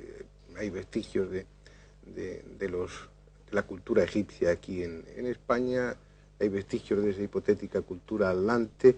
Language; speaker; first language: Spanish; native; Spanish